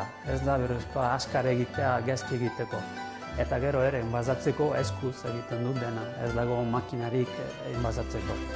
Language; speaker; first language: Basque; non-native, learner; Italian